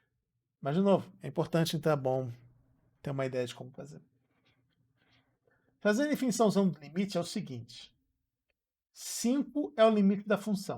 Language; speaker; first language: Portuguese; native; Portuguese